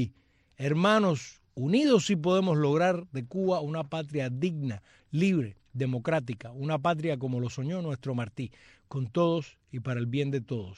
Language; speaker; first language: Spanish; native; Spanish